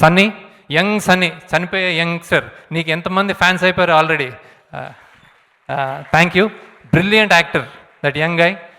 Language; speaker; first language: Telugu; native; Telugu